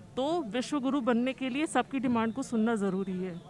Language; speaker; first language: Hindi; native; Hindi